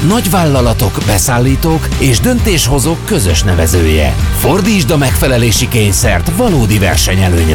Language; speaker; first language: Hungarian; native; Hungarian